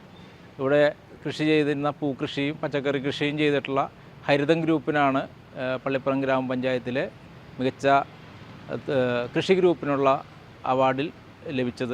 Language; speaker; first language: Malayalam; native; Malayalam